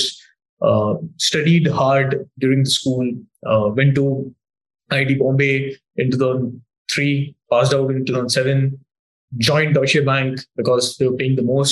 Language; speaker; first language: English; non-native, local second language; Hindi